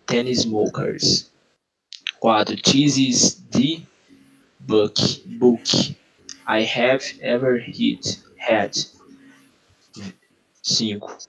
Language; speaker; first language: English; non-native, learner; Portuguese